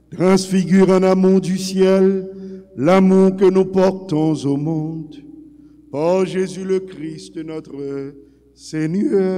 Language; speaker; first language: French; non-native, local second language; Haitian Creole